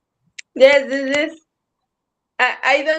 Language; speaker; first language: English; non-native, learner; Spanish